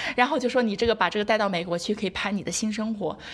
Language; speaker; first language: Chinese; native; Chinese